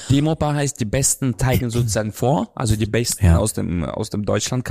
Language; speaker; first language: German; non-native, fluent; Romanian